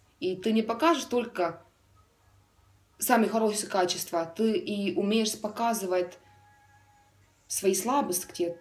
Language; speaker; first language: Russian; non-native, learner; Estonian